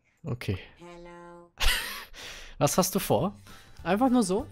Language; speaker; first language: German; native; German